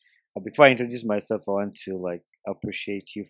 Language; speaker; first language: English; non-native, local second language; Ganda